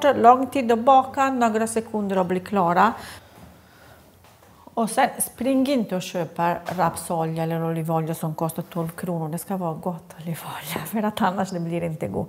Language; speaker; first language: Swedish; non-native, fluent; Italian